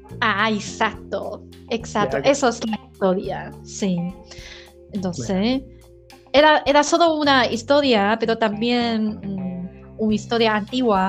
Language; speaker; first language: Spanish; non-native, learner; Chinese